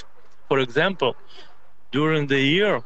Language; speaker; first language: English; non-native, learner; Ukrainian